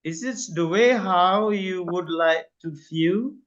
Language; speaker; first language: English; non-native, fluent; Indonesian